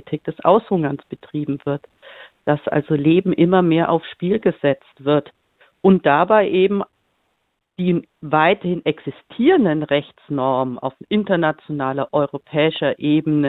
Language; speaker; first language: German; native; German